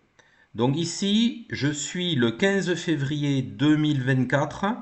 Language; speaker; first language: French; native; French